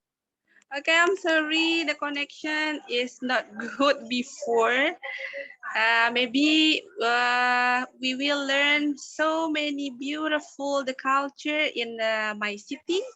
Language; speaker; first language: English; non-native, learner; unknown